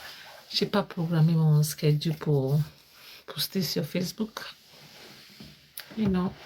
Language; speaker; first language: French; non-native, fluent; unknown